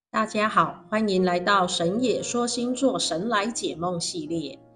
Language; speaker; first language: Chinese; native; Chinese